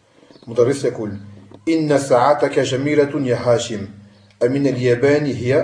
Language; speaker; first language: Arabic; non-native, fluent; French